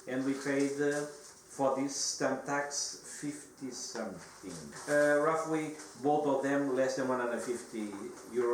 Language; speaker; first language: English; non-native, fluent; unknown